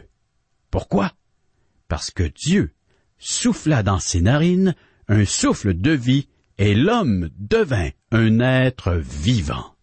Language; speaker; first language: French; native; French